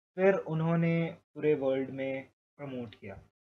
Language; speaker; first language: Hindi; native; Hindi